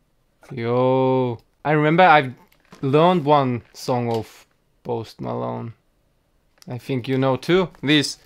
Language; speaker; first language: English; non-native, learner; Russian